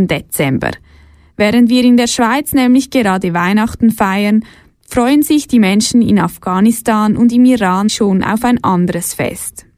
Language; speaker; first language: German; native; German